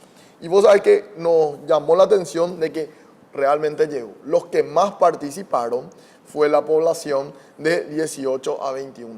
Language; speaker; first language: Spanish; native; Spanish